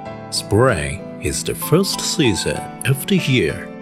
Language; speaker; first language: English; non-native, fluent; Chinese